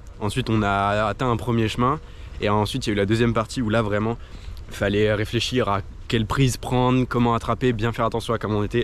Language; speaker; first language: French; native; French